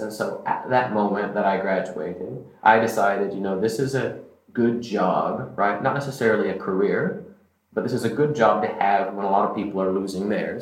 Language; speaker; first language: English; native; English